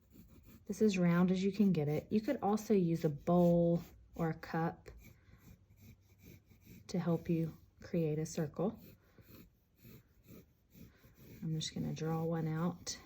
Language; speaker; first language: English; native; English